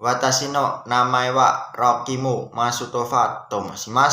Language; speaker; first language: Japanese; non-native, learner; Indonesian